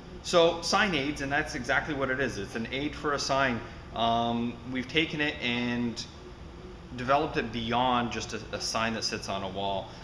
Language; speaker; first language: English; native; English